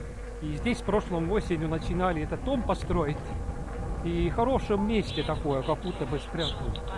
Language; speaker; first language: Russian; non-native, local second language; Estonian